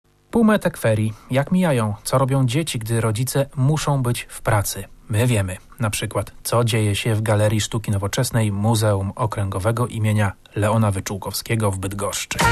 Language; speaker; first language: Polish; native; Polish